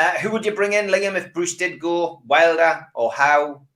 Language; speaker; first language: English; native; English